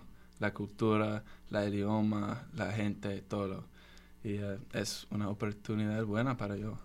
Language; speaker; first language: Spanish; non-native, learner; English